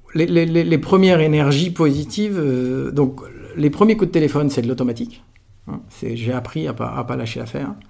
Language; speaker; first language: French; native; French